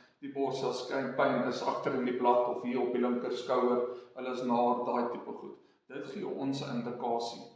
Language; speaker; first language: Afrikaans; non-native, local second language; English